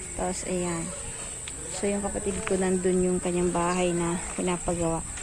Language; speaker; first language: Filipino; non-native, local second language; Bikol